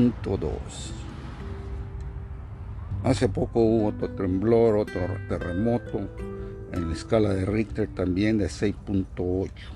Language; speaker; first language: Spanish; native; Spanish